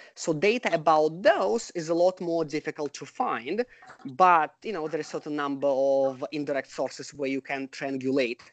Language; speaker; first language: English; non-native, fluent; Russian